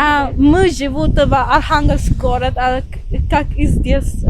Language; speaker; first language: Russian; non-native, learner; Malayalam